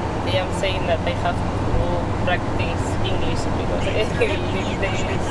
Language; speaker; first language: English; non-native, learner; Spanish